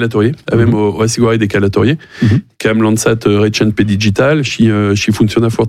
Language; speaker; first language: Romanian; non-native, learner; French